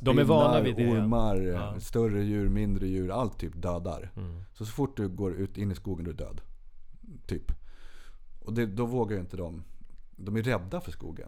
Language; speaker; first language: Swedish; native; Swedish